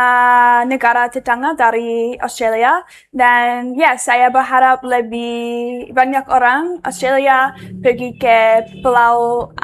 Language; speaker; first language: Indonesian; non-native, learner; English